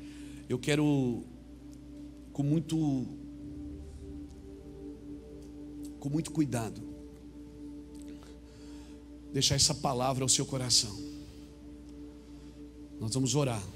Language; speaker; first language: Portuguese; native; Portuguese